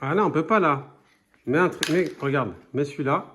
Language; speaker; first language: French; native; French